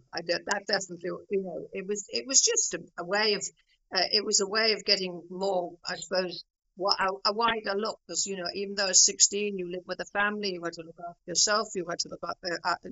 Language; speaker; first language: English; native; English